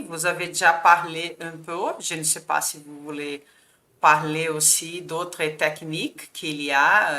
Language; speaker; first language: French; non-native, fluent; Portuguese